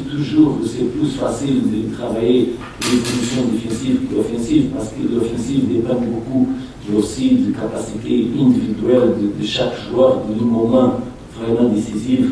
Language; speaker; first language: French; non-native, fluent; Portuguese